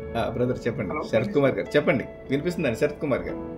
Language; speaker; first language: Telugu; native; Telugu